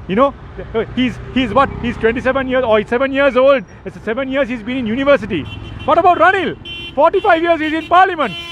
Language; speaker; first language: English; non-native, local second language; Sinhala